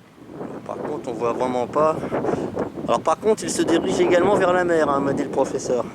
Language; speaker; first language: French; native; French